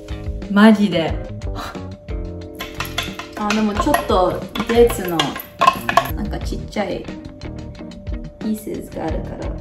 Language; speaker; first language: Japanese; early bilingual, heritage; Japanese